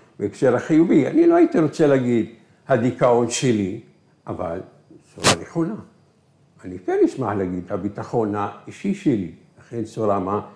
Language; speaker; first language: Hebrew; non-native, local second language; Arabic